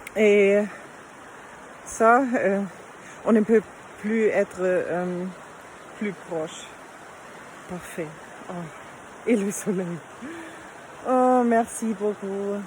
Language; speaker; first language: French; non-native, fluent; German